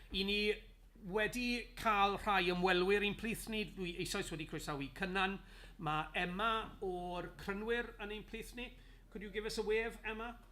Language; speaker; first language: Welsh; native; Welsh